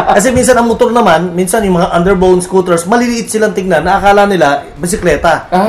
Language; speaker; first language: Filipino; native; Filipino